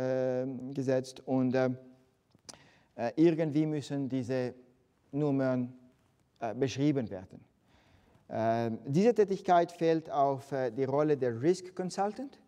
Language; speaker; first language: German; non-native, fluent; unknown